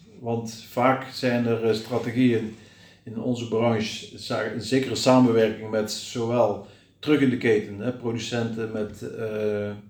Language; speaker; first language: Dutch; native; Dutch